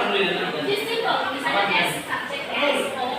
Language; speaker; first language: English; non-native, learner; Indonesian